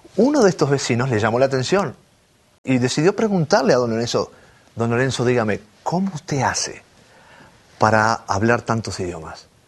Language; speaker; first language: Spanish; native; Spanish